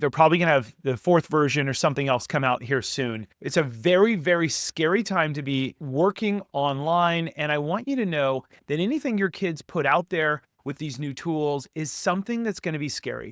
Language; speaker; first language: English; native; English